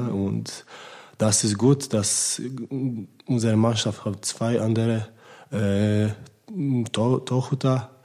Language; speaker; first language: German; non-native, learner; Polish